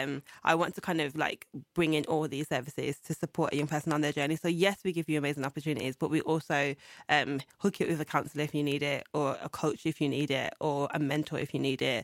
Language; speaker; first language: English; native; English